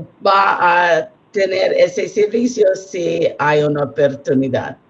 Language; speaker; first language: Spanish; non-native, learner; English